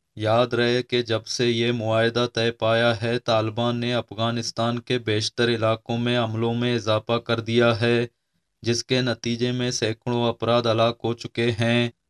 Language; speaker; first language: Urdu; non-native, local second language; Baluchi